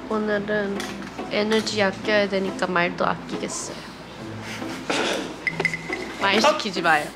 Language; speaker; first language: Korean; non-native, fluent; Thai